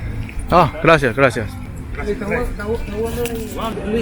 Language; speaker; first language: Spanish; non-native, learner; Korean